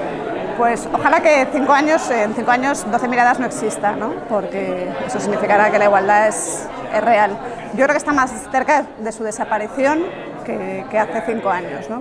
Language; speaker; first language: Spanish; native; Spanish